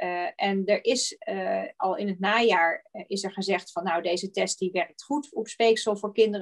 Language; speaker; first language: Dutch; native; Dutch